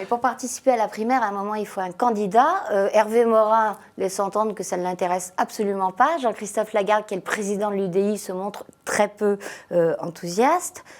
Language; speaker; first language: French; native; French